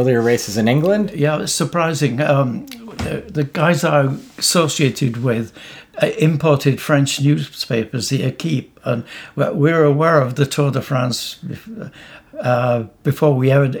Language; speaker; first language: English; native; English